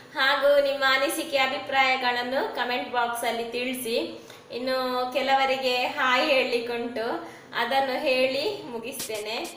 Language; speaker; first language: Kannada; non-native, local second language; Tulu